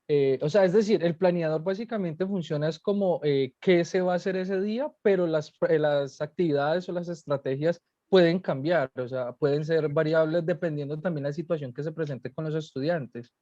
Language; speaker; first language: Spanish; native; Spanish